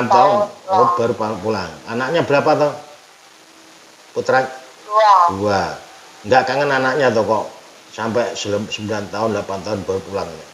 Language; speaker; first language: Indonesian; non-native, local second language; Javanese